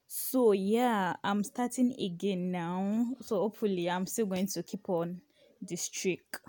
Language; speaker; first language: English; non-native, local second language; Yoruba